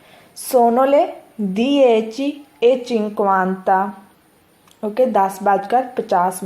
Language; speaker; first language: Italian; non-native, fluent; Urdu